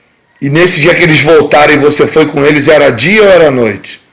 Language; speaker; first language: Portuguese; native; Portuguese